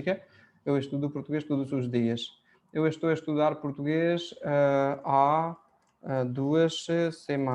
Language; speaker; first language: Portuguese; non-native, fluent; Hindi